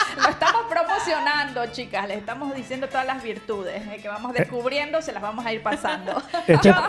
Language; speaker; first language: Spanish; native; Spanish